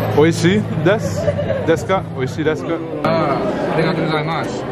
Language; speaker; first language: Japanese; non-native, learner; English